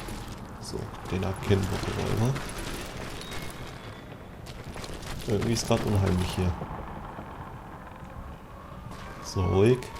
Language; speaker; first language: German; native; German